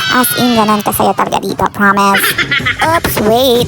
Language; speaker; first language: Filipino; native; Filipino